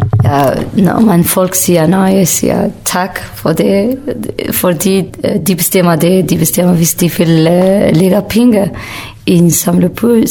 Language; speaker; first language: Danish; non-native, learner; Kurdish